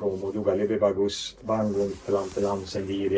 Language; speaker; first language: Indonesian; non-native, fluent; Swedish